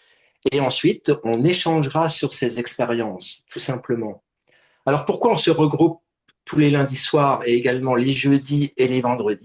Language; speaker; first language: French; native; French